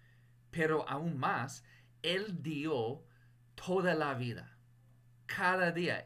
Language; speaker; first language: Spanish; non-native, fluent; English